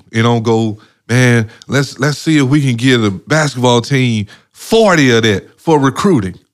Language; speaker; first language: English; native; English